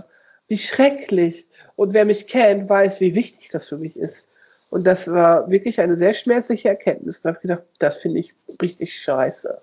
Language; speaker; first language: German; native; German